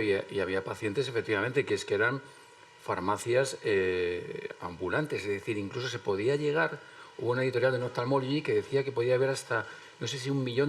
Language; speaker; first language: Spanish; native; Spanish